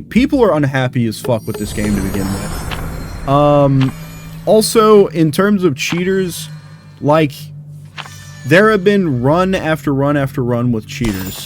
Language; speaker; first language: English; native; English